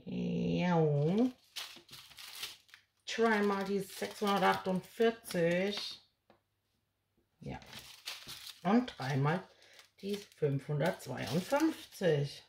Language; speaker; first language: German; native; German